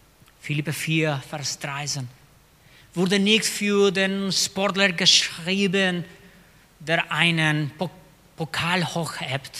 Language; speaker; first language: German; non-native, fluent; Spanish